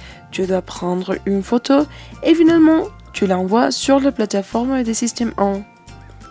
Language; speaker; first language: French; non-native, fluent; Spanish